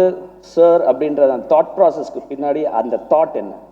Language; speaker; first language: Tamil; native; Tamil